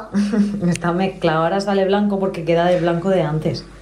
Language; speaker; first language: Spanish; native; Spanish